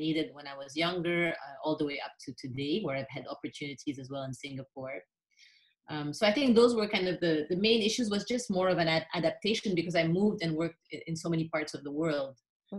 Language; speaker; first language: English; non-native, local second language; French